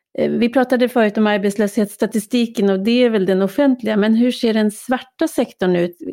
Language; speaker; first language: Swedish; native; Swedish